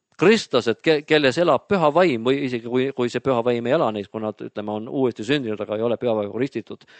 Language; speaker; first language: Estonian; native; Estonian